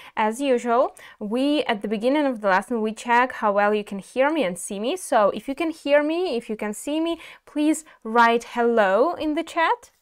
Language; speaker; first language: English; non-native, fluent; Ukrainian